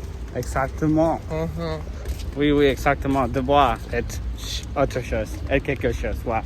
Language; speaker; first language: French; non-native, learner; English